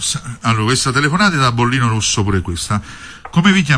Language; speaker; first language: Italian; native; Italian